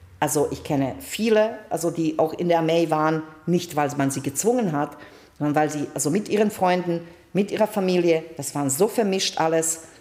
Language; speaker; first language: German; non-native, fluent; Bosnian